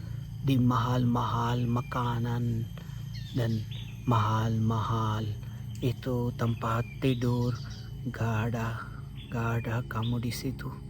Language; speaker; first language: Indonesian; non-native, fluent; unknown